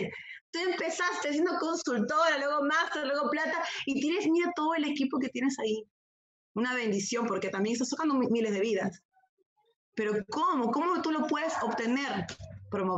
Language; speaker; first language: Spanish; native; Spanish